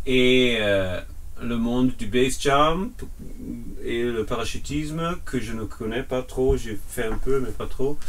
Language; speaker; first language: French; non-native, fluent; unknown